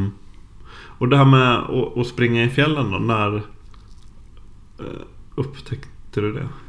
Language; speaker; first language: Swedish; native; Swedish